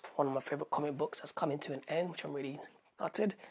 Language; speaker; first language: English; native; English